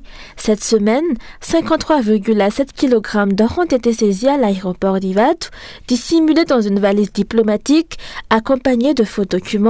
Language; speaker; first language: French; non-native, local second language; Malagasy